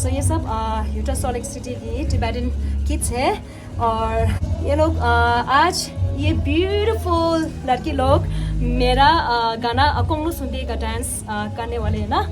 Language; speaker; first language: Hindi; non-native, local second language; Tibetan